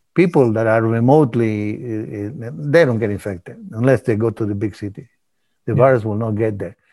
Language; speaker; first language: English; early bilingual, other home language; Spanish